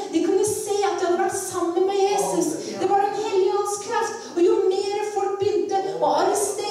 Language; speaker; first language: Norwegian; native; Norwegian